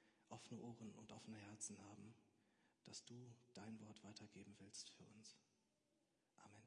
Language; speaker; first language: German; native; German